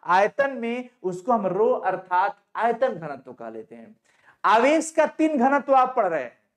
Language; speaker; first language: Hindi; native; Hindi